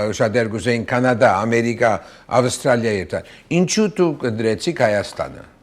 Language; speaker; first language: Armenian; early bilingual, heritage; Armenian